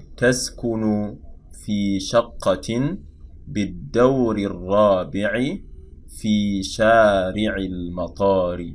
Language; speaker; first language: Arabic; non-native, fluent; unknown